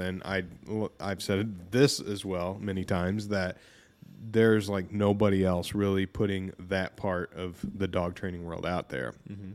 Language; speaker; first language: English; native; English